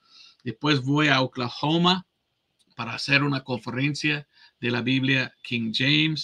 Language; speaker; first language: Spanish; non-native, fluent; English